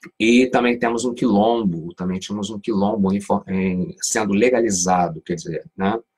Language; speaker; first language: Portuguese; native; Portuguese